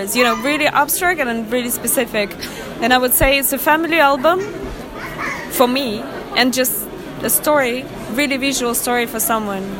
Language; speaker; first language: English; non-native, fluent; Russian